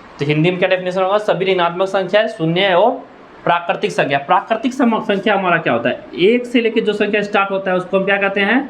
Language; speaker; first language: Hindi; native; Hindi